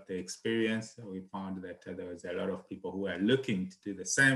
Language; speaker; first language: English; non-native, local second language; Nyanja